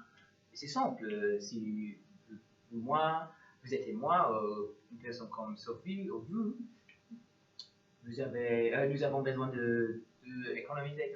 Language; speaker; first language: French; non-native, learner; English